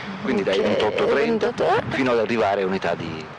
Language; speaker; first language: Italian; native; Italian